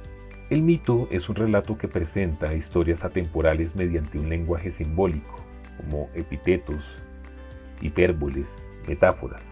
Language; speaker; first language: Spanish; native; Spanish